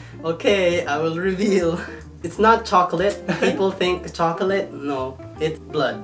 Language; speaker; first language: English; non-native, local second language; Filipino